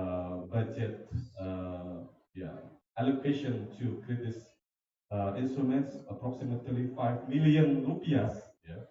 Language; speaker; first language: English; non-native, learner; Indonesian